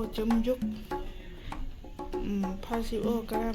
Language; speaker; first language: Korean; non-native, learner; Lao